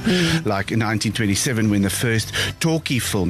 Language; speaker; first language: English; non-native, local second language; Afrikaans